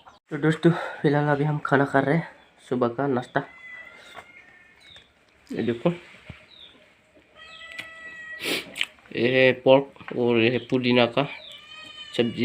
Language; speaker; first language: Hindi; non-native, local second language; Bodo